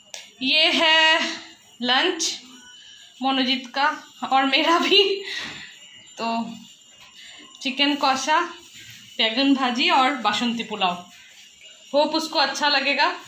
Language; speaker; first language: Hindi; non-native, local second language; Bangla